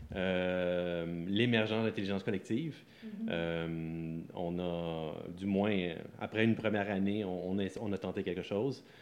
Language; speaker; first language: French; native; French